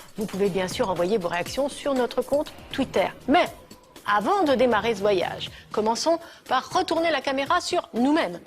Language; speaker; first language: French; native; French